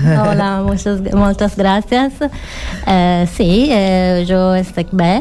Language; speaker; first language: Catalan; non-native, learner; Italian